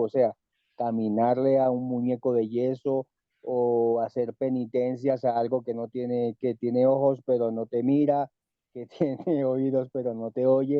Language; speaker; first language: Spanish; native; Spanish